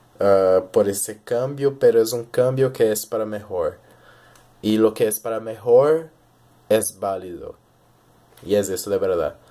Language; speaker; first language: Spanish; early bilingual, heritage; Portuguese